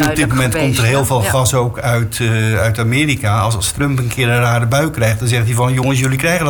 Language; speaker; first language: Dutch; native; Dutch